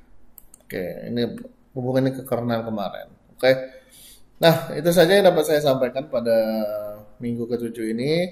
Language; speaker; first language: Indonesian; native; Indonesian